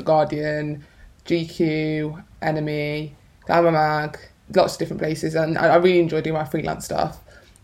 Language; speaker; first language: English; native; English